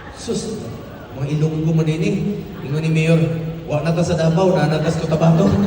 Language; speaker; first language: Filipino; non-native, local second language; Cebuano